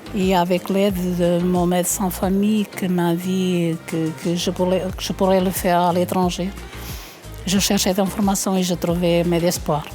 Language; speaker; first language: French; non-native, fluent; Portuguese